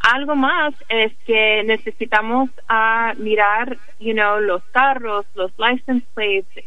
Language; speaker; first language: Spanish; early bilingual, heritage; English